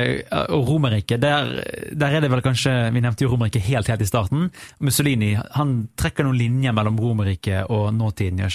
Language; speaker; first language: Norwegian; native; Norwegian